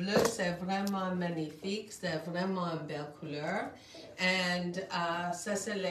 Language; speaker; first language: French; non-native, local second language; English